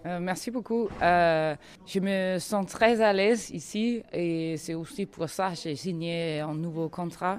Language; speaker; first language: French; non-native, learner; Danish